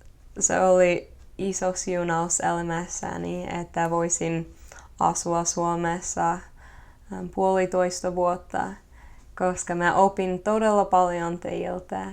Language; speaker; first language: Finnish; non-native, fluent; English